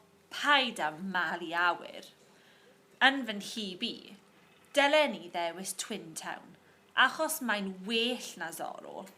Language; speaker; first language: Welsh; non-native, local second language; English